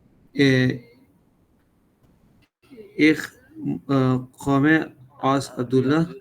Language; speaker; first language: German; non-native, learner; Urdu